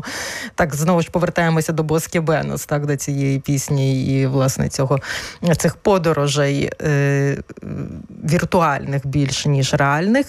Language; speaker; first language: Ukrainian; native; Ukrainian